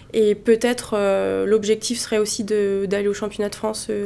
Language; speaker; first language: French; native; French